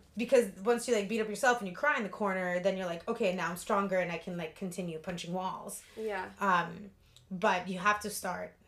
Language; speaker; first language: English; early bilingual, other home language; Russian